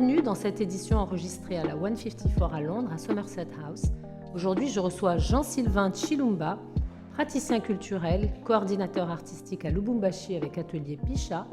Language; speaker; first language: French; non-native, local second language; Arabic